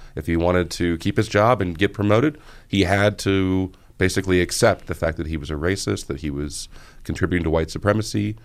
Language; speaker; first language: English; native; English